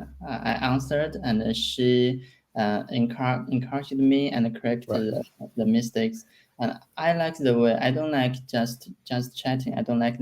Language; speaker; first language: English; non-native, learner; Chinese